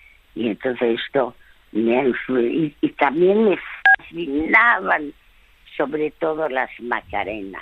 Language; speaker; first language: Spanish; early bilingual, other home language; French